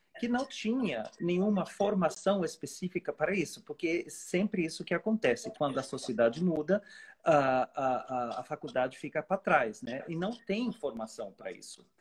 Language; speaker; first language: Portuguese; non-native, fluent; Swedish